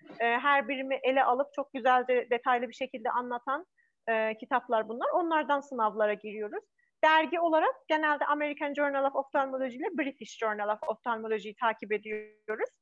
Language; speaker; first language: Turkish; non-native, fluent; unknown